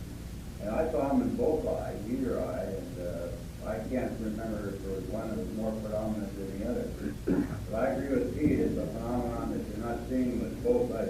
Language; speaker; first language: English; native; English